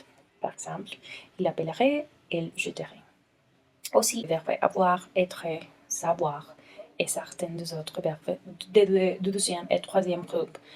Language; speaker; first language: French; non-native, learner; Spanish